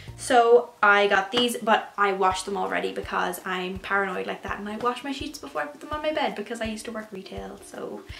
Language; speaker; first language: English; native; English